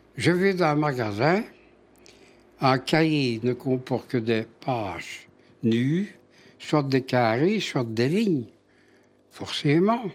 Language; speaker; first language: French; native; French